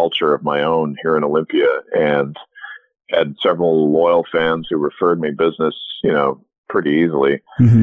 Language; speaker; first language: English; native; English